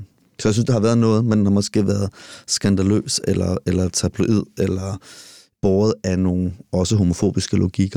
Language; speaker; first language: Danish; native; Danish